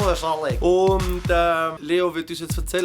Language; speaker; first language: German; native; German